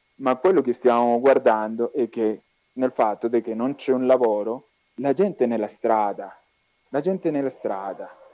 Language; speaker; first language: Italian; non-native, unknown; Spanish